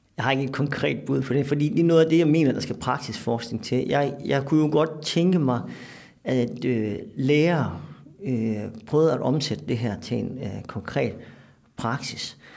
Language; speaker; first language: Danish; native; Danish